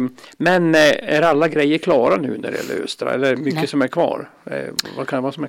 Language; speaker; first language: Swedish; native; Swedish